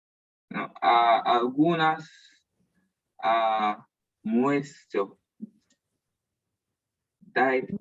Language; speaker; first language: Spanish; non-native, learner; English